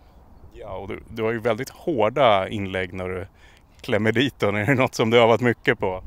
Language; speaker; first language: Swedish; native; Swedish